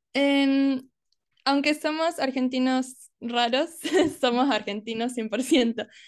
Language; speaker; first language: Spanish; early bilingual, heritage; Spanish